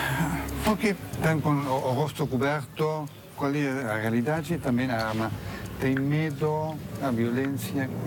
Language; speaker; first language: Portuguese; non-native, learner; Spanish